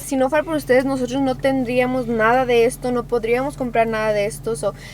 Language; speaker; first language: Spanish; early bilingual, heritage; Spanish